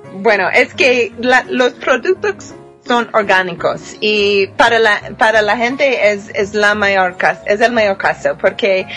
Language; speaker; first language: Spanish; non-native, fluent; English